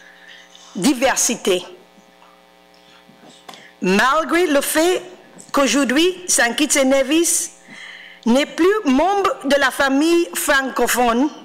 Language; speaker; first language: French; non-native, fluent; English